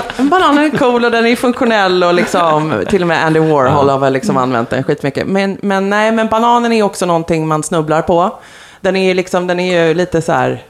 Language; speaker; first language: Swedish; native; Swedish